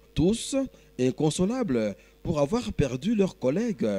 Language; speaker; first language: French; non-native, local second language; Swahili